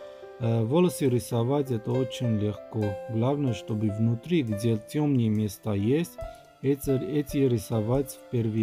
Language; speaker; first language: Russian; non-native, fluent; Armenian